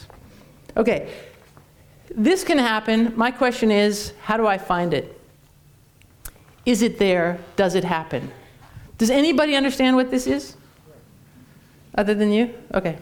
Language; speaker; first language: English; native; English